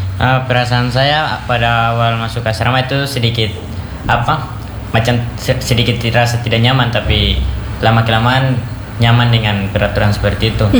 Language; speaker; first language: Indonesian; native; Indonesian